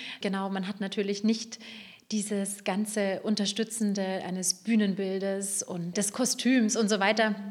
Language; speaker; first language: German; native; German